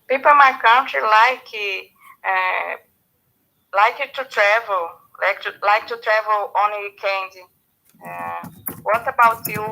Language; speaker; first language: English; non-native, learner; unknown